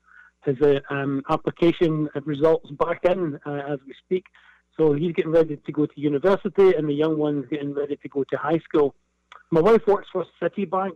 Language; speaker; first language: English; native; English